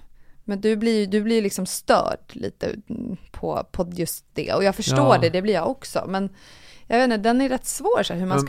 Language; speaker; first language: Swedish; native; Swedish